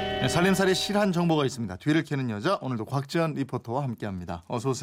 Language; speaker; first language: Korean; native; Korean